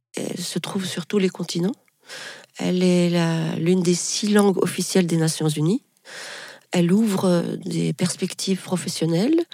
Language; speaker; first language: French; non-native, local second language; Arabic